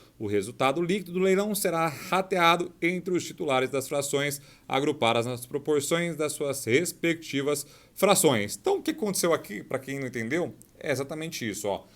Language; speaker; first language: Portuguese; native; Portuguese